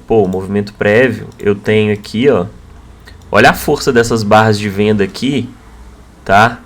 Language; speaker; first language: Portuguese; native; Portuguese